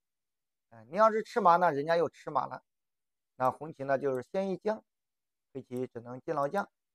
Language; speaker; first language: Chinese; native; Chinese